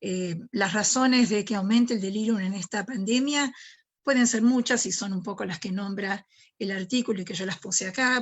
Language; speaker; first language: Spanish; native; Spanish